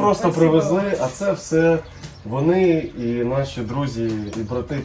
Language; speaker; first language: Ukrainian; native; Ukrainian